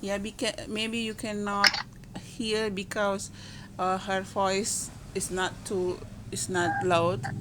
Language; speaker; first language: English; non-native, learner; Indonesian